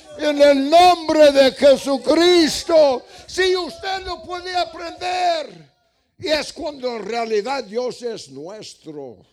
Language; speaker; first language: Spanish; non-native, fluent; English